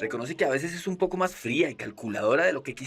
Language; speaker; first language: Spanish; native; Spanish